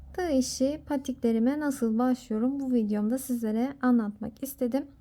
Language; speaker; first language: Turkish; native; Turkish